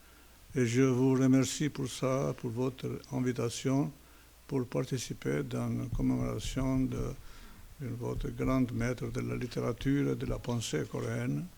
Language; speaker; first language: French; non-native, fluent; Albanian